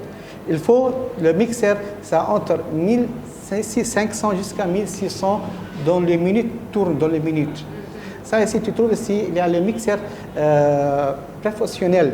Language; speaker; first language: French; non-native, learner; Arabic